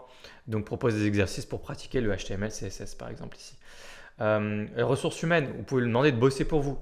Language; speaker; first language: French; native; French